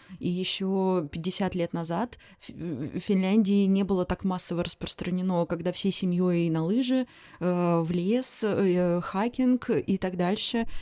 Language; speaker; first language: Russian; native; Russian